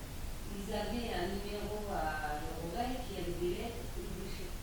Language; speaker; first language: French; native; French